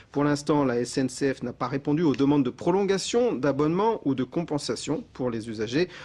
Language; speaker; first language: French; native; French